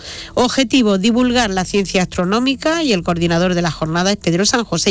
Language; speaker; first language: Spanish; native; Spanish